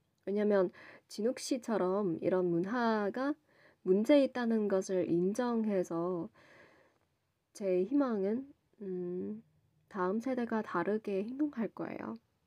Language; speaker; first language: Korean; non-native, learner; English